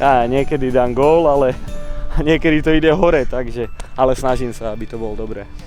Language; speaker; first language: Slovak; native; Slovak